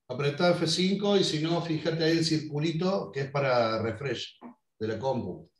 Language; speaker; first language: Spanish; native; Spanish